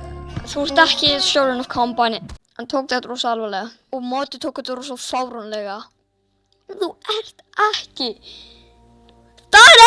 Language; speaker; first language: Icelandic; early bilingual, heritage; Icelandic